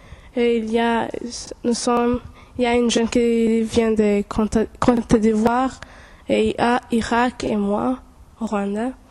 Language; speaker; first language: French; non-native, local second language; Kinyarwanda